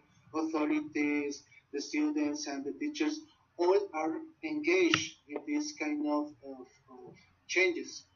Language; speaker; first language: English; non-native, learner; Spanish